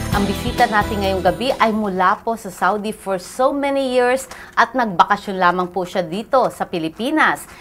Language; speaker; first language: Filipino; native; Filipino